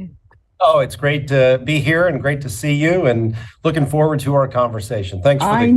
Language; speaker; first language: English; native; English